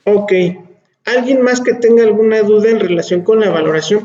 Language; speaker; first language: Spanish; native; Spanish